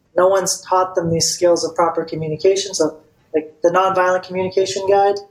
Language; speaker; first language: English; non-native, fluent; Bulgarian